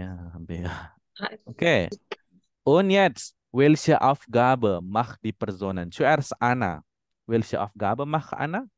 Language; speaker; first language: German; non-native, fluent; Indonesian